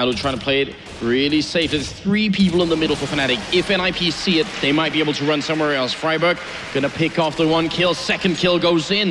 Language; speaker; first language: English; non-native, fluent; Swedish